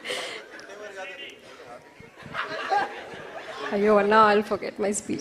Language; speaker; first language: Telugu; non-native, learner; Malayalam